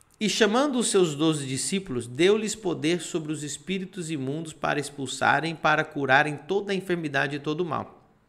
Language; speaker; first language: Portuguese; non-native, fluent; Spanish